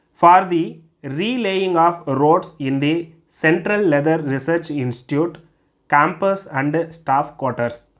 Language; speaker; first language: English; non-native, local second language; Tamil